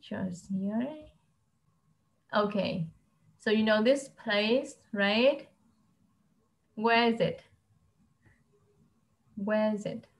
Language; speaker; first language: English; non-native, fluent; Vietnamese